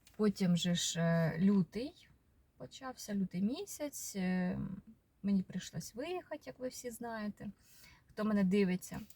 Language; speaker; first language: Ukrainian; non-native, local second language; Russian